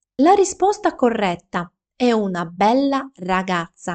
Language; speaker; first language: Italian; non-native, fluent; Ukrainian